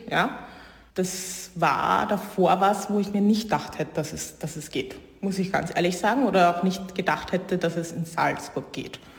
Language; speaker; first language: German; native; German